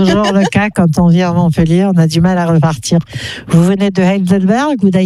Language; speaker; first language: French; native; French